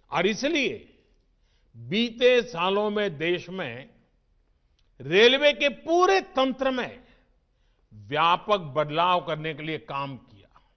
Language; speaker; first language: Hindi; non-native, local second language; Gujarati